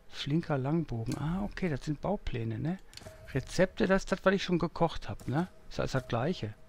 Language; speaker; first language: German; native; German